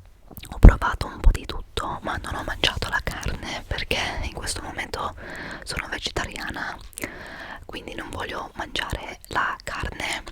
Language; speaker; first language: Italian; non-native, fluent; English